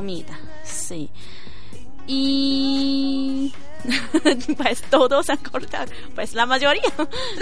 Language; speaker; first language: Spanish; non-native, learner; Chinese